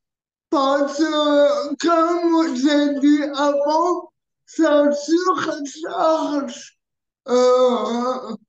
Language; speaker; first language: French; early bilingual, other home language; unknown